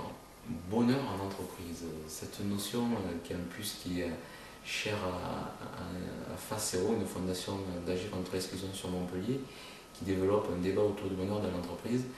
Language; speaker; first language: French; native; French